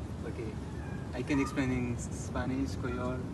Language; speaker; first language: English; non-native, learner; Haitian Creole